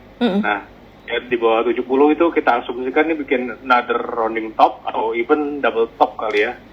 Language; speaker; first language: Indonesian; native; Indonesian